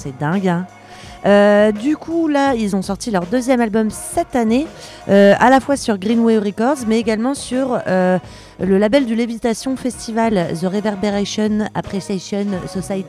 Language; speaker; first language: French; native; French